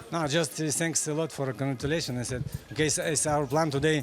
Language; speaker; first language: English; non-native, fluent; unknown